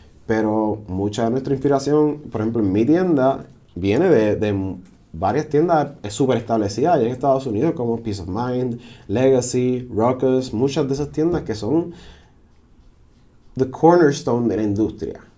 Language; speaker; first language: Spanish; native; Spanish